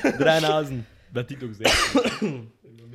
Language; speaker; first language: German; native; German